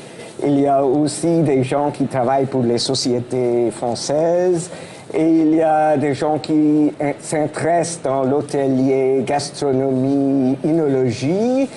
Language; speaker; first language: French; non-native, fluent; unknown